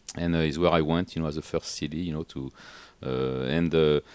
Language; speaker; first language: English; non-native, fluent; French